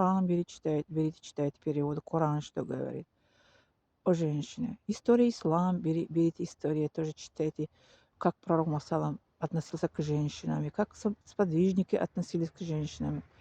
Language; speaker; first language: Russian; non-native, learner; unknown